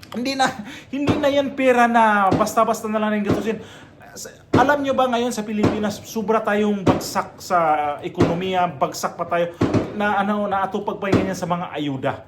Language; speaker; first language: Filipino; non-native, local second language; Cebuano